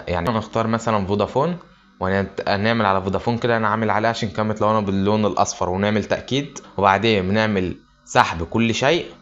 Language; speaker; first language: Arabic; native; Arabic